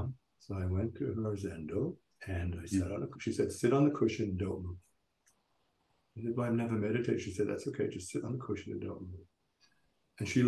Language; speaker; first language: English; native; English